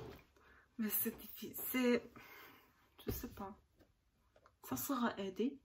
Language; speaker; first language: French; non-native, learner; Korean